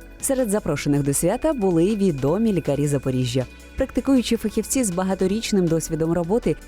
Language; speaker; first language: Ukrainian; native; Ukrainian